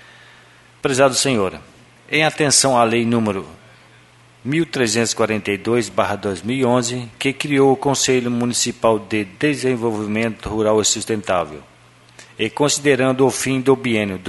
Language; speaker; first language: Portuguese; native; Portuguese